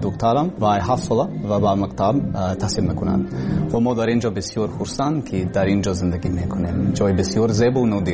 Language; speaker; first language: Persian; non-native, learner; English